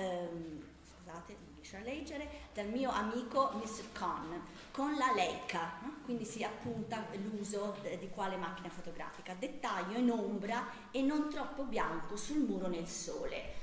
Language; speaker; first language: Italian; native; Italian